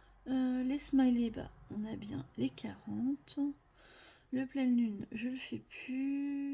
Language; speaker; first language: French; native; French